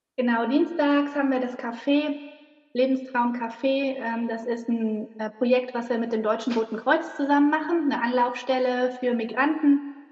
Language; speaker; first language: German; native; German